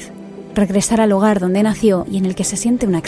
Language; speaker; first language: Spanish; native; Spanish